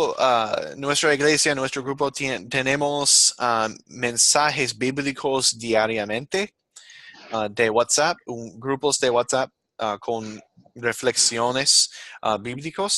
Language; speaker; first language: Spanish; non-native, fluent; English